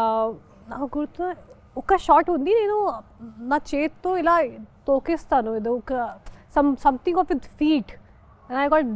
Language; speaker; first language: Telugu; non-native, local second language; Hindi